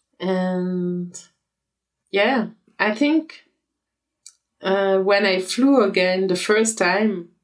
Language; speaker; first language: English; non-native, fluent; French